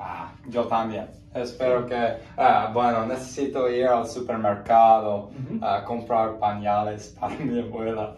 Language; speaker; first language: Spanish; non-native, learner; English